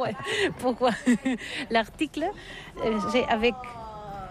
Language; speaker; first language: French; non-native, learner; Catalan